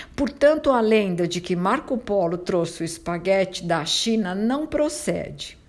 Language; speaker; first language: Portuguese; non-native, fluent; Italian